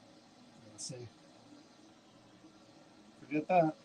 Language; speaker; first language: English; native; English